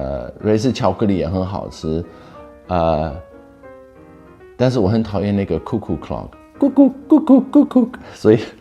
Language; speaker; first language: Chinese; non-native, fluent; Dutch